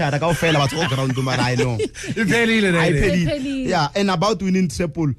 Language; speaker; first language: English; non-native, local second language; Tswana